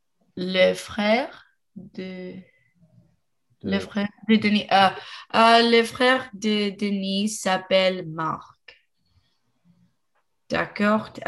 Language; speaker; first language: French; non-native, learner; English